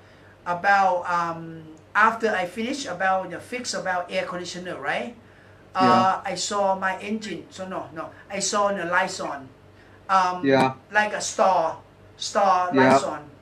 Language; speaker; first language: English; non-native, learner; Thai